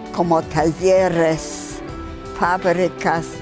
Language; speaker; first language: Spanish; non-native, fluent; Yiddish